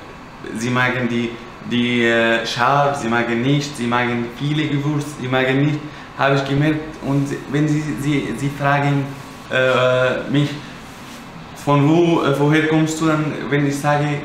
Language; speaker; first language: German; non-native, learner; Arabic